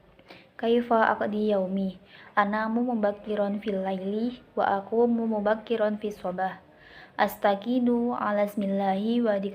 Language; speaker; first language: Arabic; non-native, learner; Indonesian